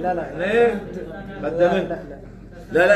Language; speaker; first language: Arabic; native; Arabic